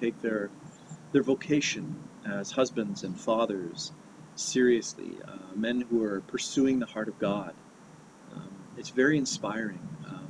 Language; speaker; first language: English; native; English